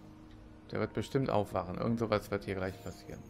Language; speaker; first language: German; native; German